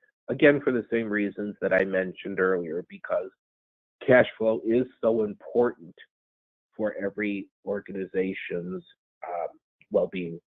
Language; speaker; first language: English; native; English